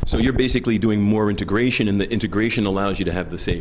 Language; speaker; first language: English; native; English